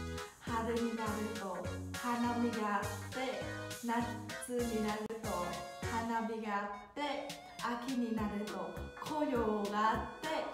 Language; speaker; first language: Japanese; non-native, learner; Vietnamese